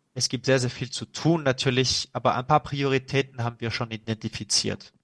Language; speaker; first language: German; non-native, fluent; French